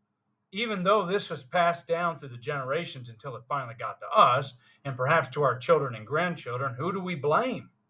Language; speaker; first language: English; native; English